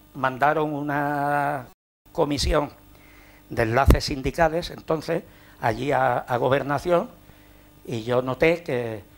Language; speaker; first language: Spanish; native; Spanish